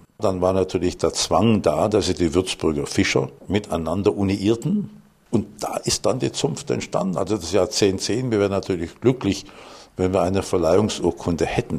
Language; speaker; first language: German; native; German